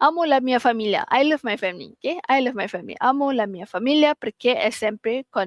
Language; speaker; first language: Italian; non-native, learner; Malay